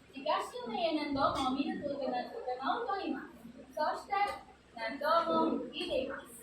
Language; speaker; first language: Japanese; non-native, learner; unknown